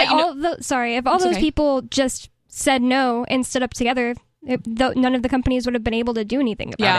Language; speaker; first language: English; native; English